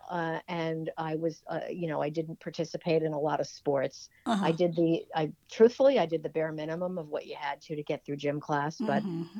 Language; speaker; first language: English; native; English